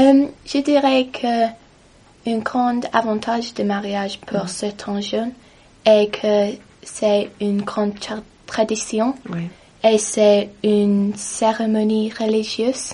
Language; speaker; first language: French; non-native, learner; English